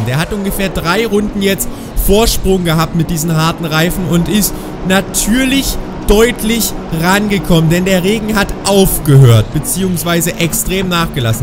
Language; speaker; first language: German; native; German